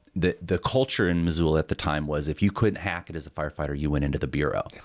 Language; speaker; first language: English; native; English